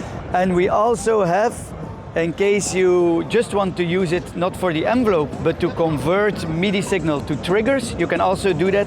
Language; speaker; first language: English; non-native, fluent; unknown